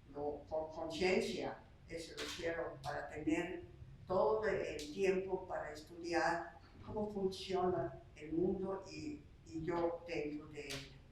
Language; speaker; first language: Spanish; non-native, fluent; Slovak